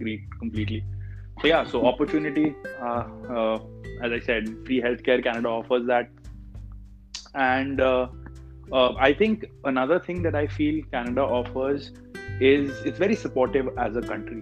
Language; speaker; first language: English; non-native, local second language; Hindi